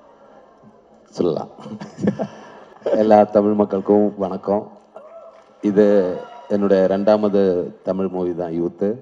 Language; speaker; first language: Tamil; non-native, learner; Malayalam